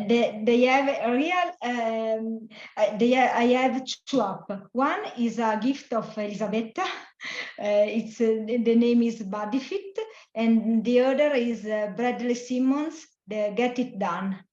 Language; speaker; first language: English; non-native, learner; Italian